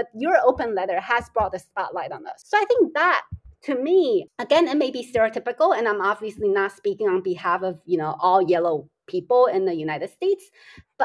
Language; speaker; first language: English; native; English